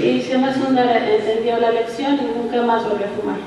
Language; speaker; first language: Spanish; native; Spanish